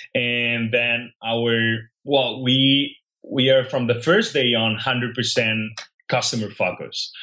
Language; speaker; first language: English; non-native, fluent; Spanish